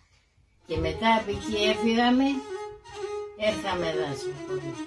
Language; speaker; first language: Greek; early bilingual, other home language; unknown